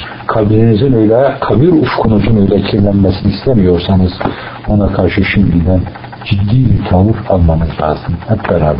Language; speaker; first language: Turkish; native; Turkish